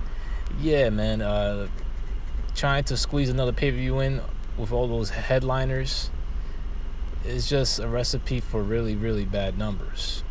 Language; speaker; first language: English; native; English